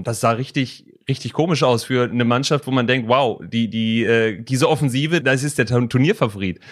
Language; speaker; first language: German; native; German